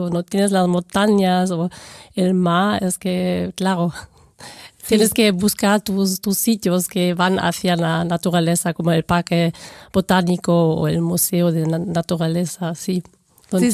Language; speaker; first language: Spanish; non-native, fluent; German